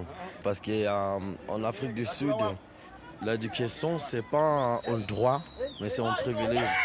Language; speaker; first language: French; non-native, fluent; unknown